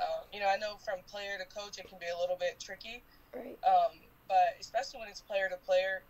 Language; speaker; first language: English; native; English